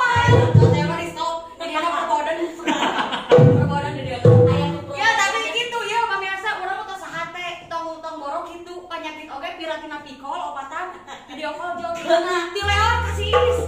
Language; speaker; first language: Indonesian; non-native, local second language; Sundanese